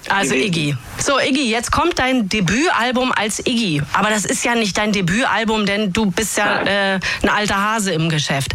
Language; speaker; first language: German; native; German